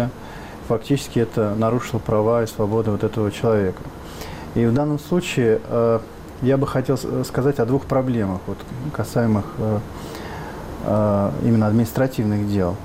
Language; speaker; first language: Russian; native; Russian